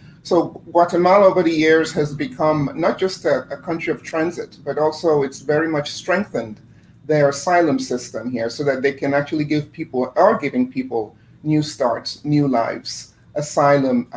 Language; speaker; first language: English; non-native, fluent; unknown